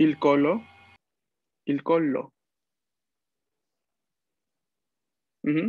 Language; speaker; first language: Italian; non-native, fluent; Spanish